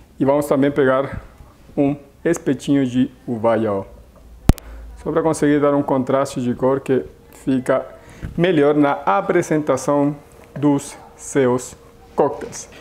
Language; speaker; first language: Portuguese; non-native, fluent; Spanish